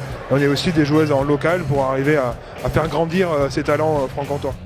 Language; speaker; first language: French; native; French